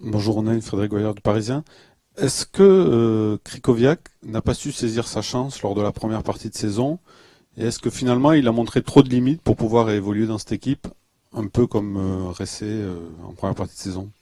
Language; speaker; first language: French; native; French